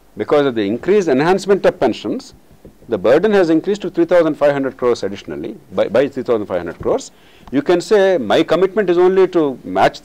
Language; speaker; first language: English; non-native, local second language; Telugu